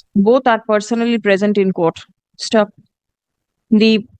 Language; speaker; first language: English; non-native, local second language; Bangla